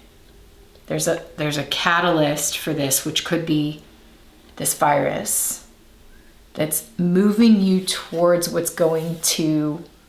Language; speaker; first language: English; native; English